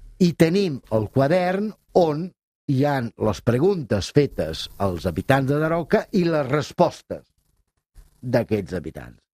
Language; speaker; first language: Catalan; non-native, fluent; Italian